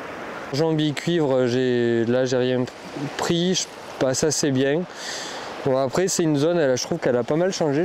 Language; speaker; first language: French; native; French